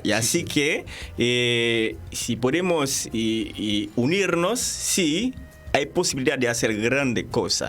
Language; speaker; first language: Spanish; non-native, fluent; Haitian Creole